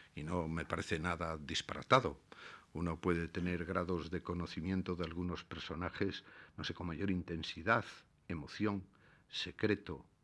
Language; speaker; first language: Spanish; native; Spanish